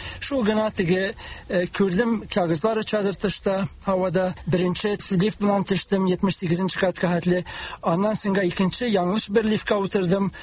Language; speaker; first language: Tatar; early bilingual, heritage; Tatar